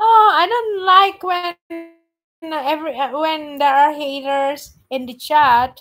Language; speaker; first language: English; non-native, local second language; Filipino